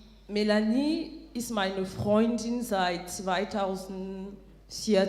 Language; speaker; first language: German; non-native, fluent; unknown